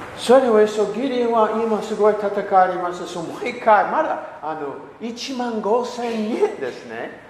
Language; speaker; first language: Japanese; non-native, learner; English